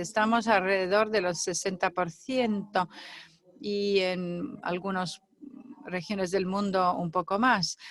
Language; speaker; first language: Spanish; non-native, fluent; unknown